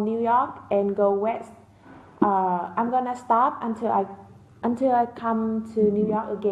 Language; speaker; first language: English; non-native, learner; Vietnamese